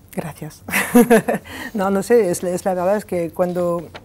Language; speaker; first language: Spanish; non-native, fluent; French